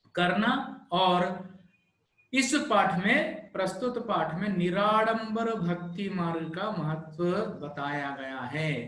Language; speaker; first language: Hindi; non-native, local second language; Telugu